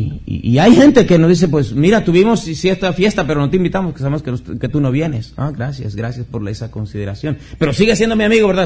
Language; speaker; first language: Spanish; native; Spanish